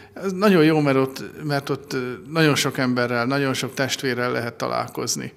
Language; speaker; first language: Hungarian; native; Hungarian